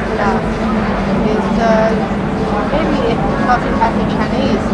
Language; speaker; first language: English; non-native, learner; Chinese